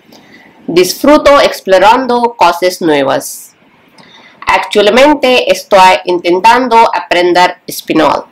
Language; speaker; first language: Spanish; non-native, learner; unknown